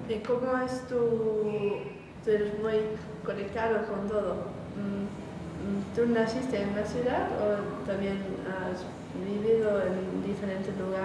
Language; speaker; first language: Spanish; non-native, learner; Dutch